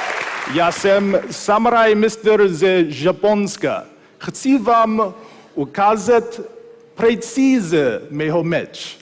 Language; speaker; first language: Czech; non-native, learner; English